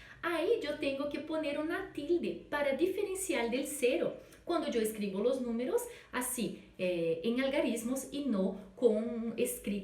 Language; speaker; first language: Spanish; non-native, fluent; Portuguese